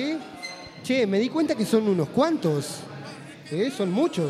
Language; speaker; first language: Spanish; native; Spanish